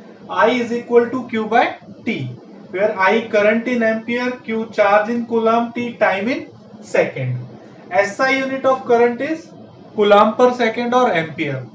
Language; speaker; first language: English; non-native, local second language; Hindi